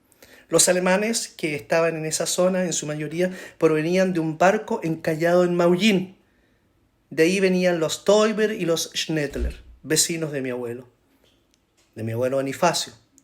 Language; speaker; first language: Spanish; native; Spanish